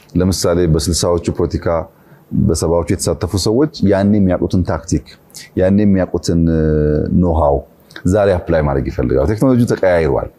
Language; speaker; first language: Amharic; non-native, local second language; Oromo